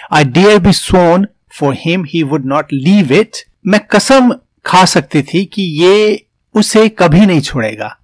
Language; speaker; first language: Hindi; native; Hindi